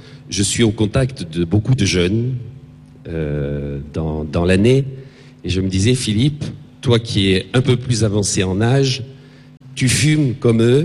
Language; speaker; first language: French; native; French